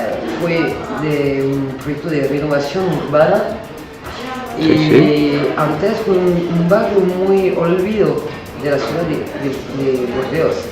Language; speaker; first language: Spanish; non-native, fluent; French